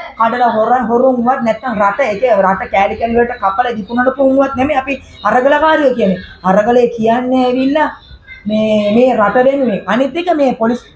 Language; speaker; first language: Sinhala; non-native, local second language; Tamil